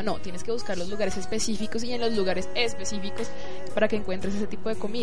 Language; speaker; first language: Spanish; native; Spanish